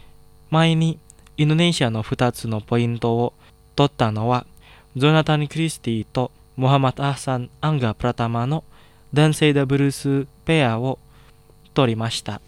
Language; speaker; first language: Japanese; non-native, fluent; Indonesian